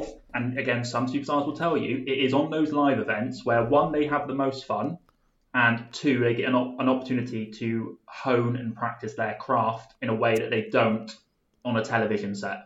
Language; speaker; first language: English; native; English